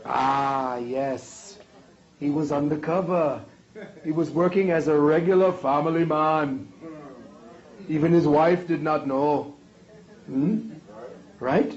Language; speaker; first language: English; native; English